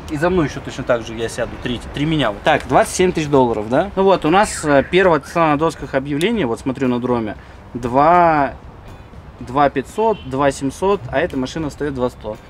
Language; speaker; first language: Russian; native; Russian